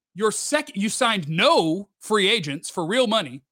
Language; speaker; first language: English; native; English